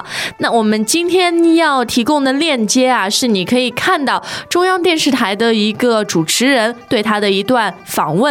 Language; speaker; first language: Chinese; native; Chinese